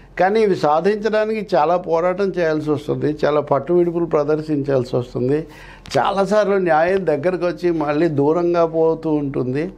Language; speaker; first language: Telugu; native; Telugu